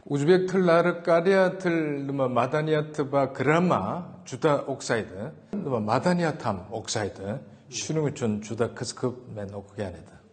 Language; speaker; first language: Uzbek; non-native, learner; Korean